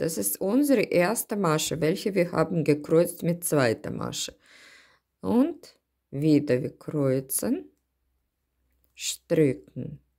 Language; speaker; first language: German; non-native, learner; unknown